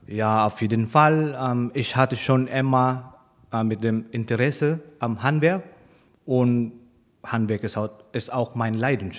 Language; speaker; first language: German; non-native, learner; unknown